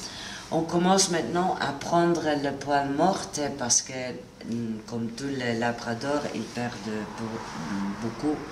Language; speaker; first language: French; non-native, learner; Italian